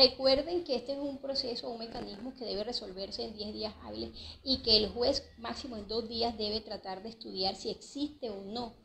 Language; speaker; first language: Spanish; native; Spanish